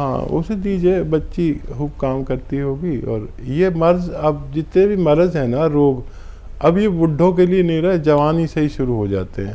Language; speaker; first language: Hindi; native; Hindi